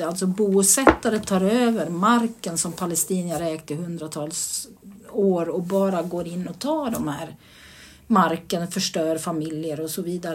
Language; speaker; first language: Swedish; native; Swedish